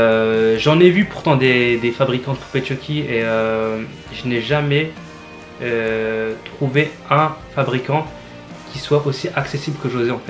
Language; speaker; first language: French; native; French